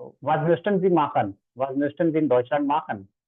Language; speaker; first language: German; non-native, fluent; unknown